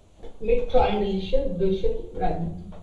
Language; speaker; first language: German; non-native, learner; Hindi